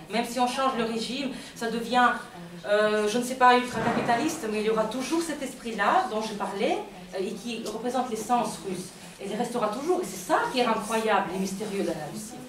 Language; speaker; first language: French; non-native, fluent; Russian